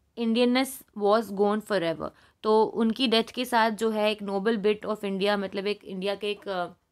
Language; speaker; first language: Hindi; native; Hindi